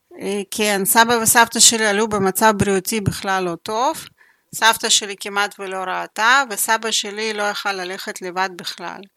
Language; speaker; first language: Hebrew; non-native, fluent; Russian